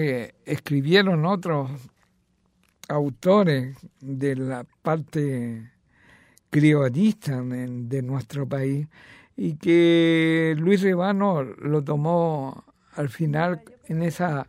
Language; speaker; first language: Spanish; native; Spanish